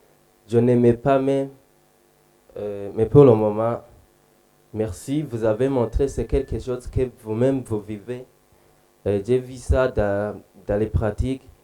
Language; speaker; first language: French; non-native, local second language; Rundi